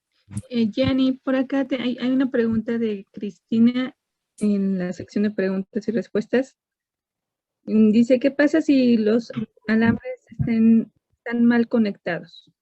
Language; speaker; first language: Spanish; native; Spanish